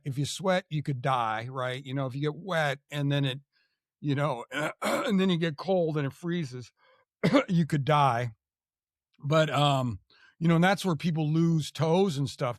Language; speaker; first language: English; native; English